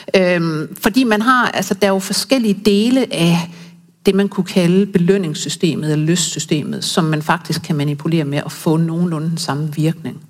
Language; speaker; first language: Danish; native; Danish